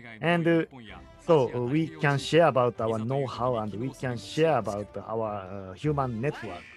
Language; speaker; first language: English; non-native, learner; Japanese